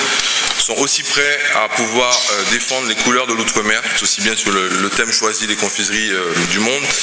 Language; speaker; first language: French; native; French